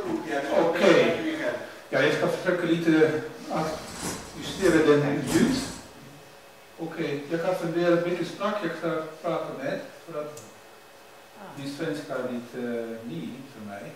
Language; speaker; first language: Swedish; non-native, learner; Dutch